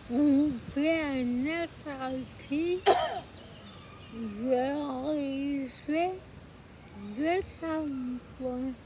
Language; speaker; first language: French; non-native, learner; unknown